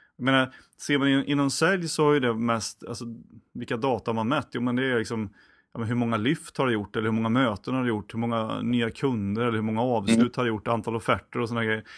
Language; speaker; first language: Swedish; native; Swedish